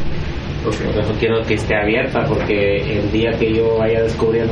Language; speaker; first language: Spanish; native; Spanish